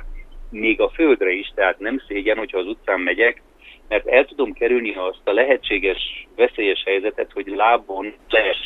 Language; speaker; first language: Hungarian; native; Hungarian